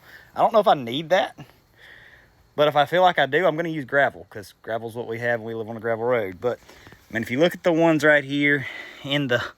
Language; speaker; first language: English; native; English